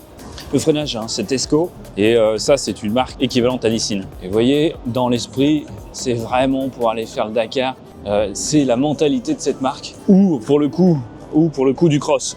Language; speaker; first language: French; native; French